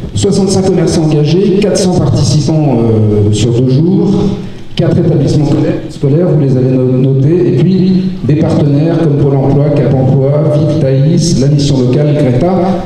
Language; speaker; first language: French; native; French